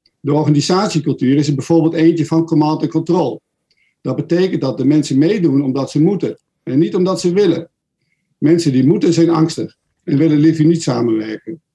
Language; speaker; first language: Dutch; native; Dutch